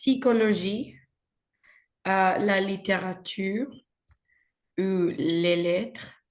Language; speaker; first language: French; non-native, learner; Spanish